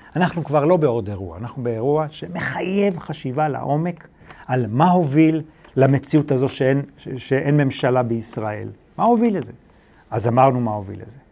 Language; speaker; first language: Hebrew; native; Hebrew